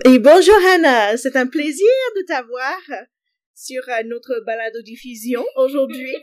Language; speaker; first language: French; non-native, fluent; English